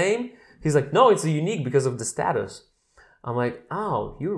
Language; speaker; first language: English; non-native, fluent; Russian